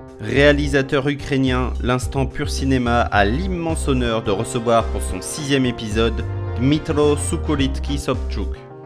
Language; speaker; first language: French; native; French